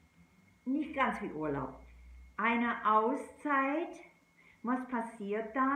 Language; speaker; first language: German; non-native, fluent; English